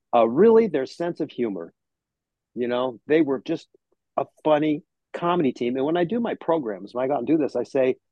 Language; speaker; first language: English; native; English